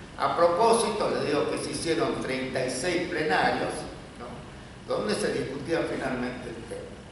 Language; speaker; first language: Spanish; native; Spanish